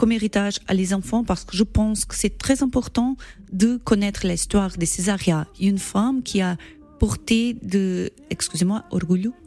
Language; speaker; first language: French; non-native, learner; Portuguese